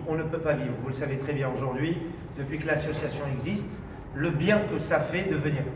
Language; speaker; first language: French; non-native, local second language; Arabic